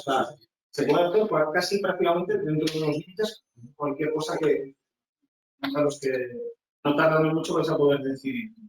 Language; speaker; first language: Spanish; native; Spanish